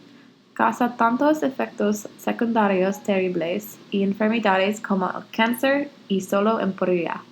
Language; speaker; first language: Spanish; non-native, learner; English